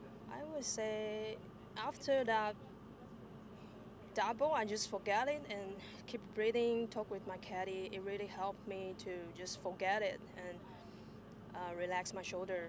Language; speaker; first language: English; non-native, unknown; Chinese